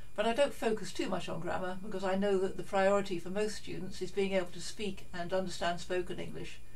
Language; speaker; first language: English; native; English